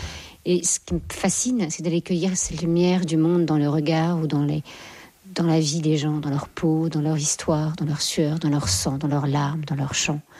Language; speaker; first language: French; native; French